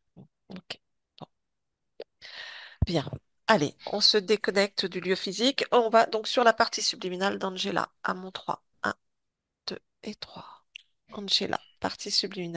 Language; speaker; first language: French; native; French